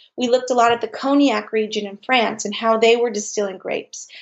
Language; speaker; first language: English; native; English